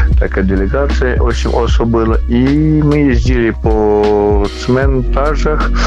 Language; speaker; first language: Polish; non-native, learner; Ukrainian